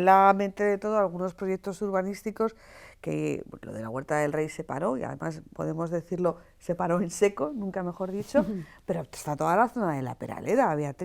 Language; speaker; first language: Spanish; native; Spanish